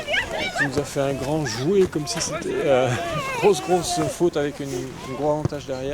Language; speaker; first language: French; native; French